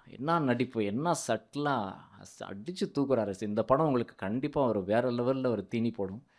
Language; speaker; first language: Tamil; native; Tamil